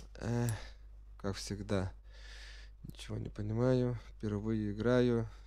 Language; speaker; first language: Russian; non-native, fluent; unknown